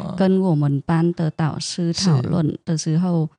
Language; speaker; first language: Chinese; non-native, fluent; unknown